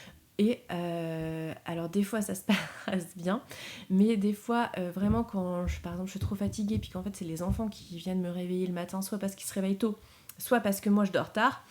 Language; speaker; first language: French; native; French